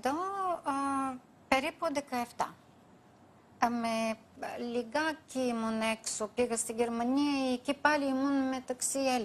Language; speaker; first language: Greek; non-native, fluent; Bulgarian